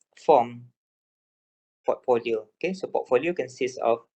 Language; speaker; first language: English; non-native, local second language; Malay